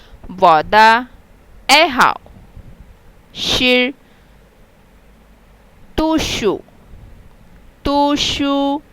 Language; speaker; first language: Chinese; non-native, fluent; Urdu